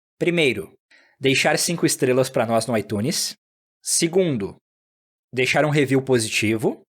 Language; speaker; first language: Portuguese; native; Portuguese